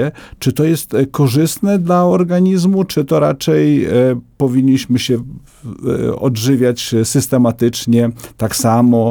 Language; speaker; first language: Polish; native; Polish